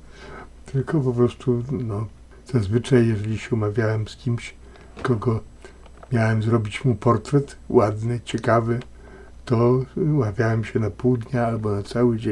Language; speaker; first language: Polish; native; Polish